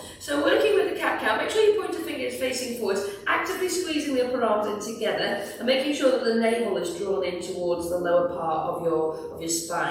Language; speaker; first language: English; native; English